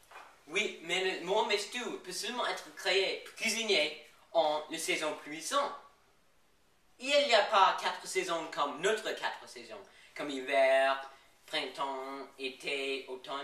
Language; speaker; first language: French; non-native, learner; English